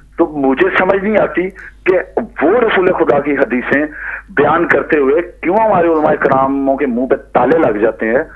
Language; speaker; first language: Urdu; native; Urdu